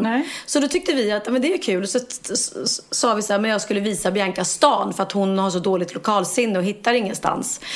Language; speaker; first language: Swedish; native; Swedish